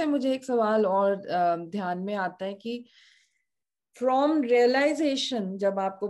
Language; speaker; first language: Hindi; native; Hindi